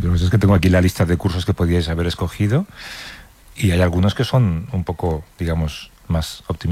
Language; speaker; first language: Spanish; native; Spanish